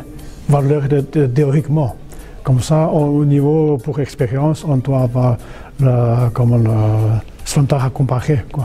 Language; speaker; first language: French; non-native, fluent; Chinese